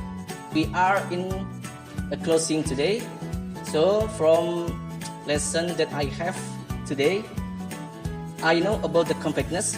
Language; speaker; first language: English; non-native, learner; Indonesian